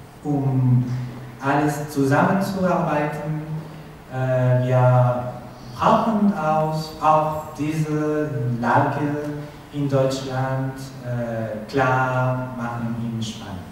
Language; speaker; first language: German; non-native, learner; Spanish